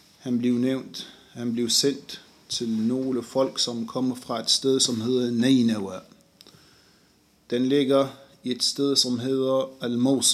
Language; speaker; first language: Danish; non-native, fluent; Arabic